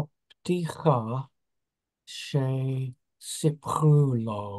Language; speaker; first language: Hebrew; non-native, learner; English